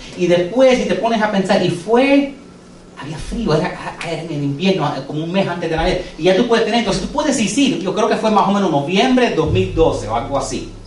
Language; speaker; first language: Spanish; early bilingual, heritage; English